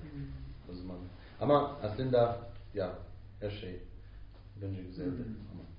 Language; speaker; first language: Turkish; non-native, learner; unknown